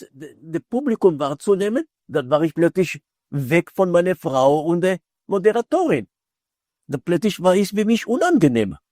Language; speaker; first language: German; non-native, fluent; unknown